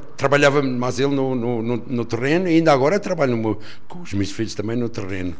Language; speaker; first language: Portuguese; native; Portuguese